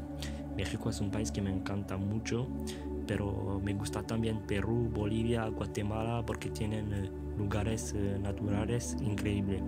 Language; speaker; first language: Spanish; non-native, fluent; French